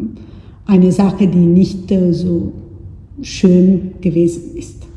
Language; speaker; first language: German; non-native, fluent; Italian